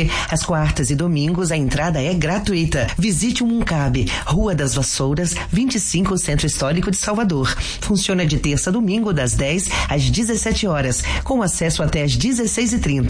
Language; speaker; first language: Portuguese; native; Portuguese